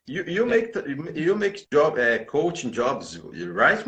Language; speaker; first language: English; non-native, learner; Portuguese